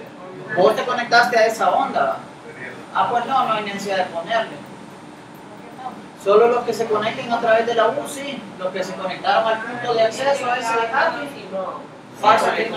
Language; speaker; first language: Spanish; native; Spanish